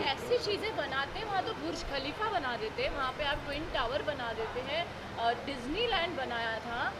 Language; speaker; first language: Hindi; non-native, local second language; Bangla